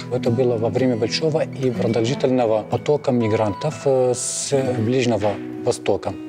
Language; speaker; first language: Russian; non-native, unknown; Arabic